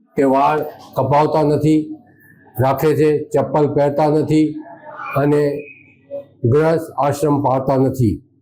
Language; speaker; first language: Gujarati; non-native, local second language; Sindhi